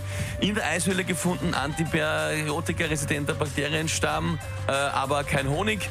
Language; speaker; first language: German; native; German